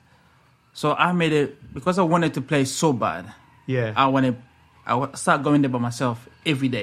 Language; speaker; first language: English; early bilingual, other home language; French